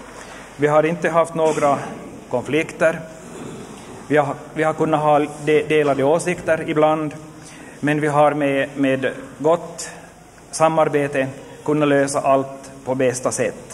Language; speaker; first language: Swedish; native; Swedish